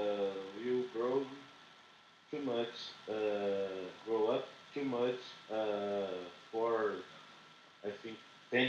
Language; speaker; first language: English; non-native, learner; Portuguese